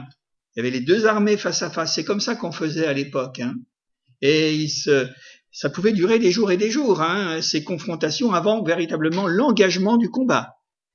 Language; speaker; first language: French; native; French